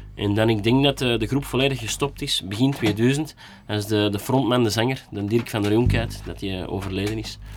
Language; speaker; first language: Dutch; native; Dutch